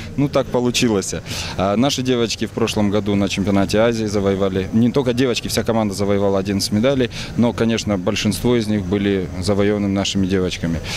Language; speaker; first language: Russian; native; Russian